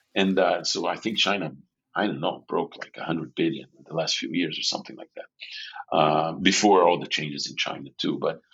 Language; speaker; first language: English; non-native, fluent; Portuguese